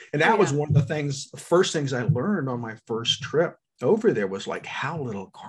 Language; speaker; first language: English; native; English